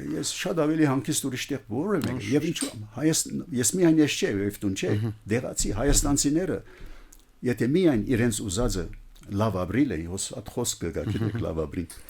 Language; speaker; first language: Armenian; early bilingual, heritage; Armenian